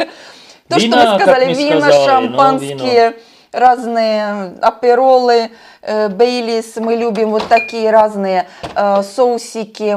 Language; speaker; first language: Russian; native; Russian